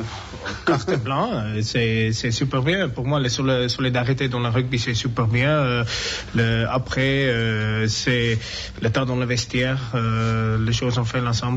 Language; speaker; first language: French; non-native, learner; English